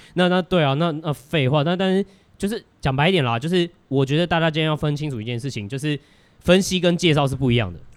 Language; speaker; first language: Chinese; native; Chinese